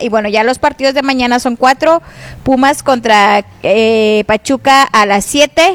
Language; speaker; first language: Spanish; native; Spanish